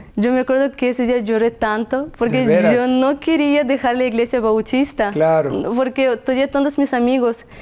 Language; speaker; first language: Spanish; non-native, fluent; Russian